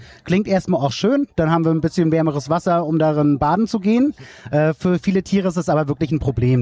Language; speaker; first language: German; native; German